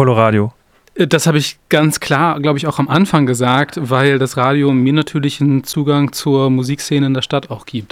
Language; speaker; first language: German; native; German